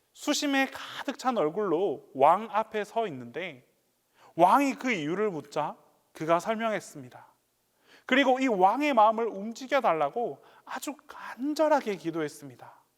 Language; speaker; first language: Korean; native; Korean